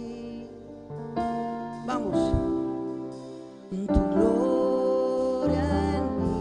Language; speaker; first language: Spanish; native; Spanish